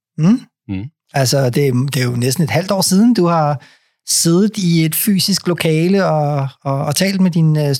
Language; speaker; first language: Danish; native; Danish